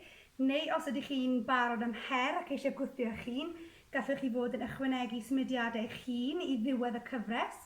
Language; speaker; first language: Welsh; native; Welsh